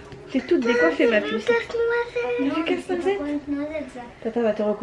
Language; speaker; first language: French; native; French